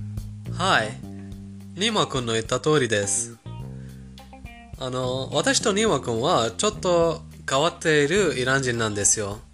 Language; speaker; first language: Japanese; non-native, fluent; Persian